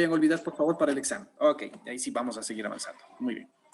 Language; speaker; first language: Spanish; native; Spanish